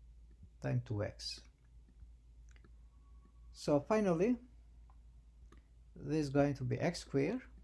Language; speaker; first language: English; non-native, fluent; Albanian